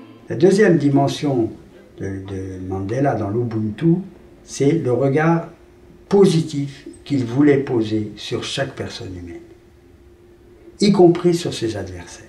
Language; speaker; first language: French; native; French